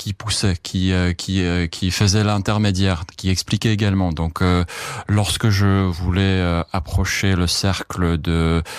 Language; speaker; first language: French; non-native, fluent; Czech